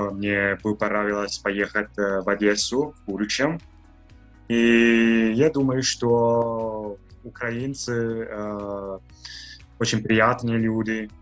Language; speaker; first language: Russian; non-native, fluent; Italian